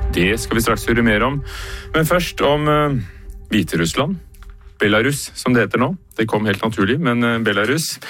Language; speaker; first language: Norwegian; native; Norwegian